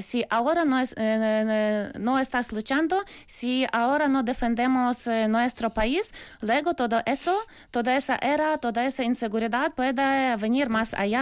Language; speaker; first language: Spanish; non-native, learner; Ukrainian